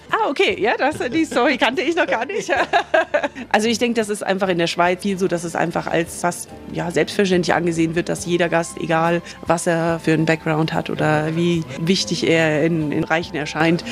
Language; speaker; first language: German; native; German